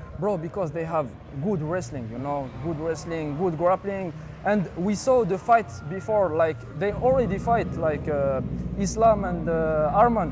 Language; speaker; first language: English; non-native, fluent; Arabic